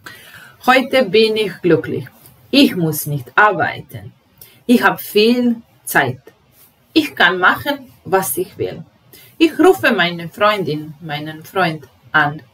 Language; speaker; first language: German; non-native, fluent; Serbian